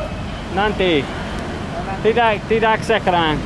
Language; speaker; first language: Indonesian; non-native, learner; English